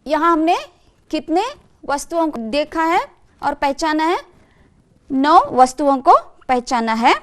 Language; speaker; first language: Hindi; non-native, local second language; Kannada